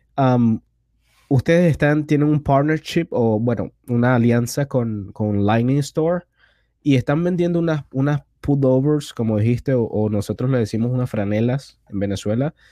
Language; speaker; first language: Spanish; native; Spanish